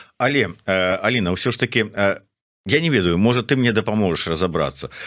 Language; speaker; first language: Belarusian; non-native, local second language; Russian